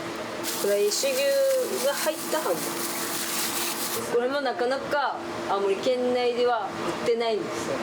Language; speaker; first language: Japanese; native; Japanese